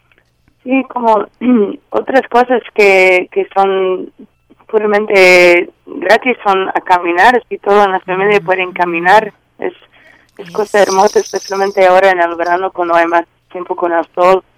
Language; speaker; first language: Spanish; non-native, learner; English